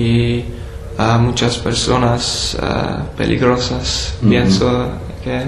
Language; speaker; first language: Spanish; non-native, learner; English